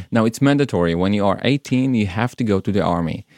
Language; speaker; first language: English; non-native, fluent; Hebrew